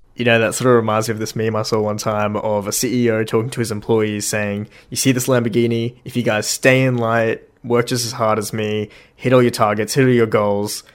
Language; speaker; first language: English; native; English